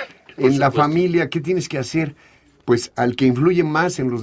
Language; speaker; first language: Spanish; native; Spanish